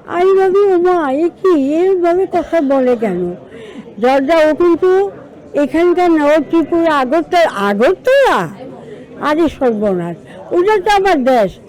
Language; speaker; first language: Bangla; native; Bangla